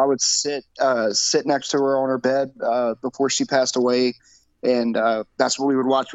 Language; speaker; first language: English; native; English